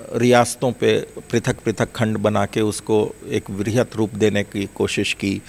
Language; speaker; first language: Hindi; native; Hindi